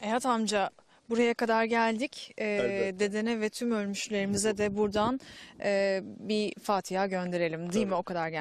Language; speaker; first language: Turkish; native; Turkish